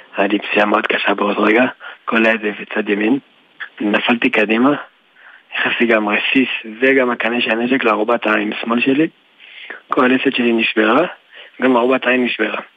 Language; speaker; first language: Hebrew; early bilingual, other home language; French